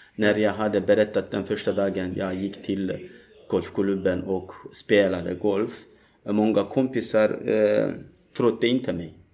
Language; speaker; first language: Swedish; non-native, learner; Turkish